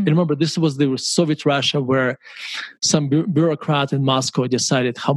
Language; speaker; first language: English; non-native, fluent; Russian